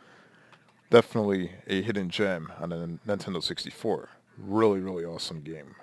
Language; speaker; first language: English; native; English